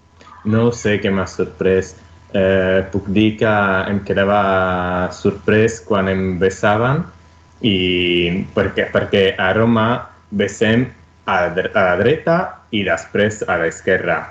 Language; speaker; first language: Catalan; non-native, fluent; Italian